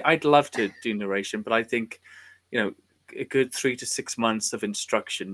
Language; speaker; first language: English; native; English